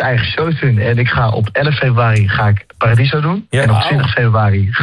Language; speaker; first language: Dutch; native; Dutch